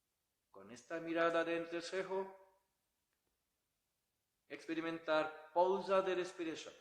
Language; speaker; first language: Spanish; non-native, learner; Bangla